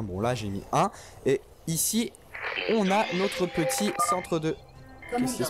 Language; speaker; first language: French; native; French